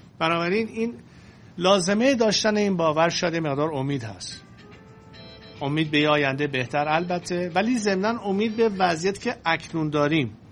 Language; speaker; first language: Persian; native; Persian